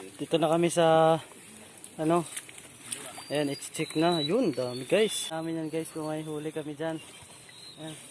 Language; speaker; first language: Filipino; non-native, local second language; Aklanon